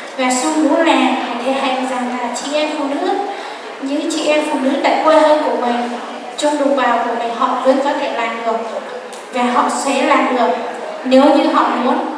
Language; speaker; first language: Vietnamese; non-native, local second language; Hmong